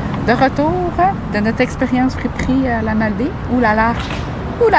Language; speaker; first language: French; native; French